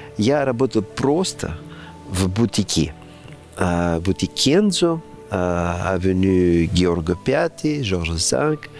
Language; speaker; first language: Russian; non-native, fluent; Greek